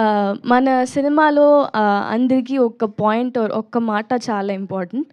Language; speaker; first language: Telugu; non-native, learner; Tamil